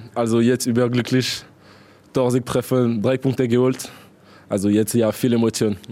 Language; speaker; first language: German; non-native, learner; French